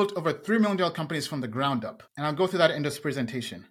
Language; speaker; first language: English; early bilingual, other home language; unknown